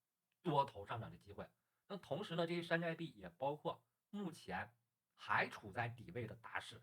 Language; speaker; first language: Chinese; native; Chinese